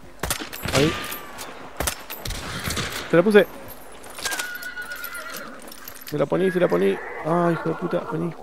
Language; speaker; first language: Spanish; native; Spanish